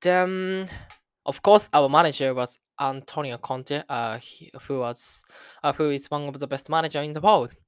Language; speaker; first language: English; non-native, learner; Japanese